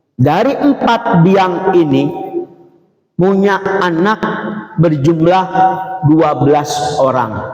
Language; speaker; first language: Indonesian; native; Indonesian